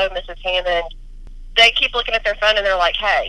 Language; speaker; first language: English; native; English